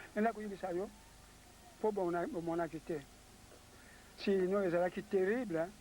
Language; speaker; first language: Lingala; non-native, local second language; Kongo